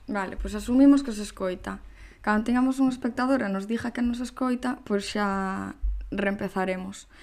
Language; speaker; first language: Galician; native; Galician